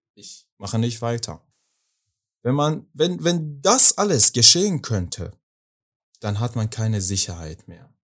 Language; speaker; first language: German; non-native, fluent; Persian